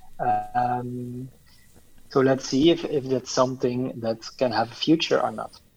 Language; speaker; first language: English; non-native, fluent; Dutch